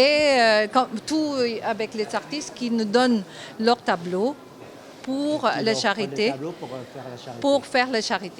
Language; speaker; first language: French; non-native, fluent; Japanese